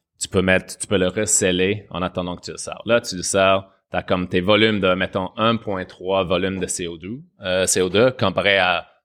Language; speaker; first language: French; non-native, fluent; English